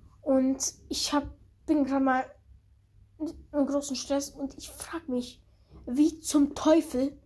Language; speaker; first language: German; early bilingual, other home language; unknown